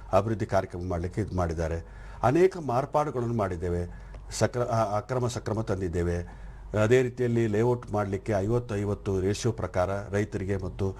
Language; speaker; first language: Kannada; native; Kannada